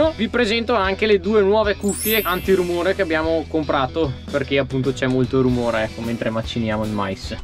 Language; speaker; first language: Italian; native; Italian